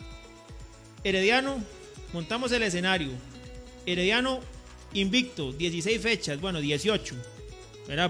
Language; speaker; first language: Spanish; native; Spanish